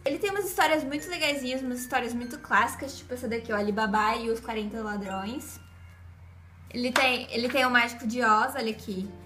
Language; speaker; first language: Portuguese; native; Portuguese